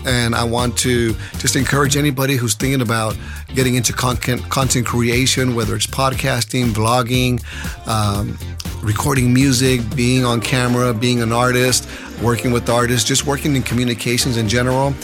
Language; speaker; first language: English; early bilingual, other home language; Spanish